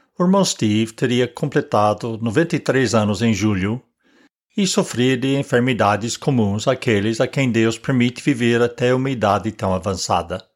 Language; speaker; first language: Portuguese; non-native, fluent; English